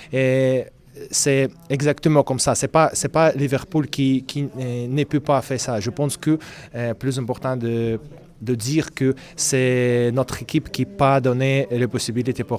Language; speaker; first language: French; non-native, learner; Russian